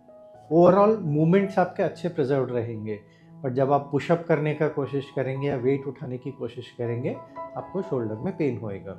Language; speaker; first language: Hindi; native; Hindi